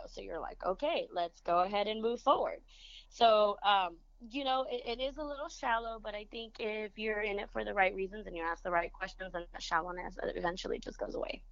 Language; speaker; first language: English; early bilingual, other home language; Spanish